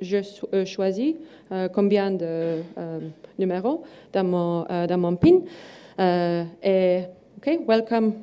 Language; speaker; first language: French; non-native, learner; Estonian